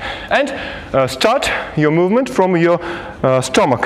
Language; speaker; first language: English; non-native, fluent; Russian